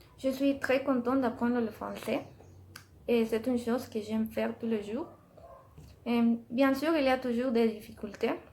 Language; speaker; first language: French; non-native, learner; Spanish